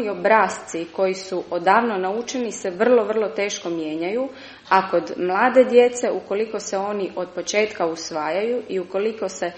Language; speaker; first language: Croatian; native; Croatian